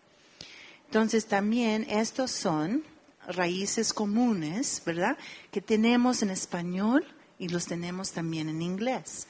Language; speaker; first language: Spanish; early bilingual, heritage; Spanish